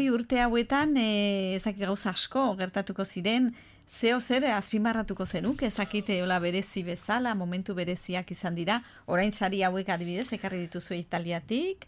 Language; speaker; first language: Basque; native; Basque